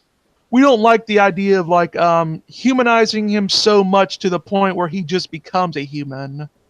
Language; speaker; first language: English; native; English